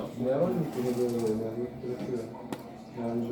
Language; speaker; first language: Russian; non-native, learner; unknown